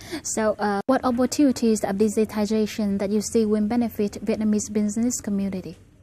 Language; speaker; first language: English; non-native, fluent; Vietnamese